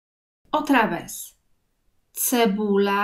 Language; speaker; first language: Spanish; non-native, fluent; Polish